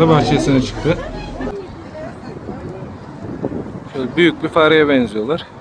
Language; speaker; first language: Turkish; native; Turkish